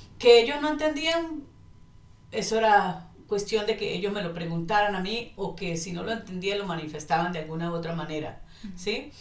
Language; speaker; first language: Spanish; native; Spanish